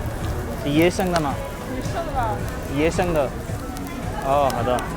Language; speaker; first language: Chinese; non-native, learner; Urdu